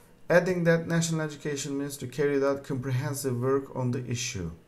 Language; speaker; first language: English; non-native, fluent; Turkish